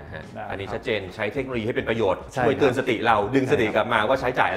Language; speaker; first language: Thai; native; Thai